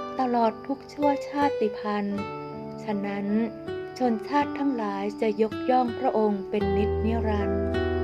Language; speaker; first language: Thai; native; Thai